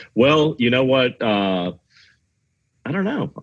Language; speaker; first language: English; native; English